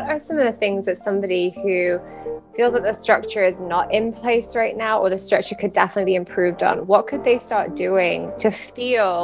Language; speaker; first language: English; native; English